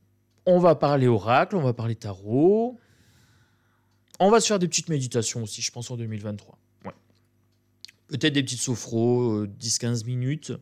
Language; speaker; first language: French; native; French